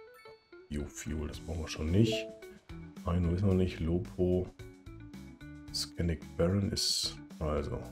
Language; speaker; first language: German; native; German